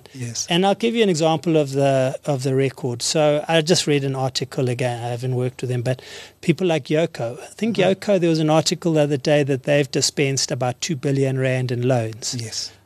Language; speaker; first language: English; native; English